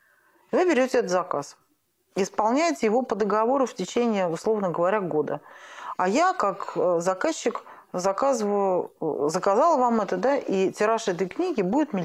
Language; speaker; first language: Russian; native; Russian